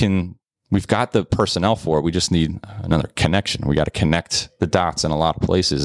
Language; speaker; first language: English; native; English